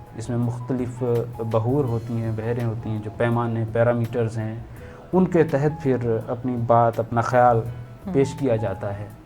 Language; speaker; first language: Urdu; non-native, local second language; Punjabi